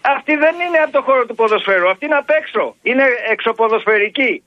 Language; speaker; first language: Greek; non-native, fluent; Polish